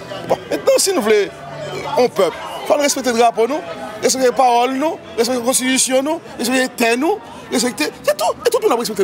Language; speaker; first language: French; non-native, local second language; Haitian Creole